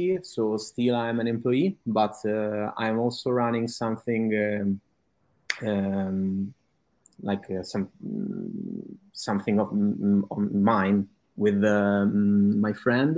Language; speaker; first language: English; non-native, fluent; Italian